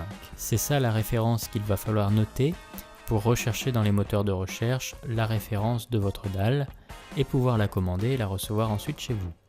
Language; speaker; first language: French; native; French